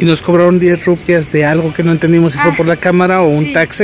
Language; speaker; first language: Spanish; native; Spanish